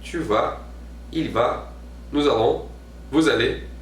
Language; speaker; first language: French; non-native, fluent; Portuguese